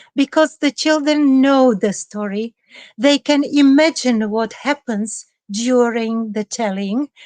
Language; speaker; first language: English; non-native, fluent; Czech